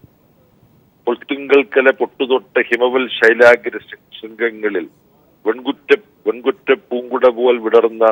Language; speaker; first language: Malayalam; native; Malayalam